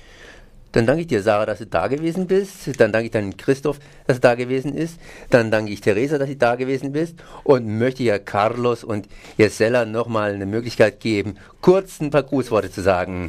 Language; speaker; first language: German; native; German